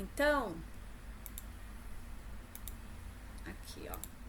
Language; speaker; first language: Portuguese; native; Portuguese